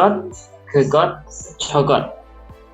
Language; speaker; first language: Korean; non-native, local second language; Indonesian